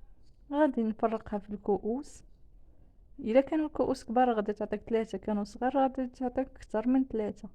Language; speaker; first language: Arabic; native; Arabic